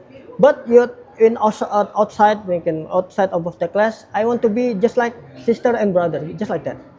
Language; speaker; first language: English; non-native, learner; Indonesian